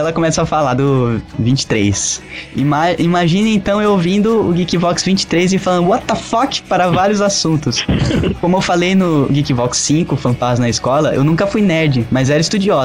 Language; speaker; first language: Portuguese; native; Portuguese